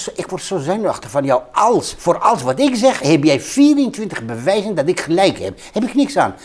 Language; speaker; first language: Dutch; non-native, fluent; Hebrew